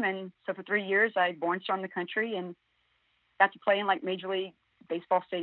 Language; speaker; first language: English; native; English